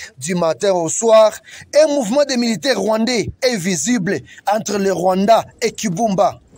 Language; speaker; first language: French; non-native, local second language; Swahili